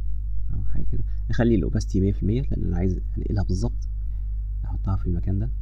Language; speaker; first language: Arabic; native; Arabic